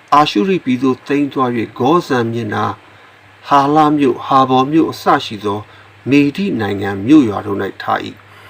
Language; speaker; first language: Burmese; non-native, local second language; S'gaw Karen